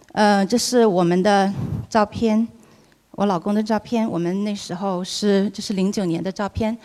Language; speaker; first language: Chinese; native; Chinese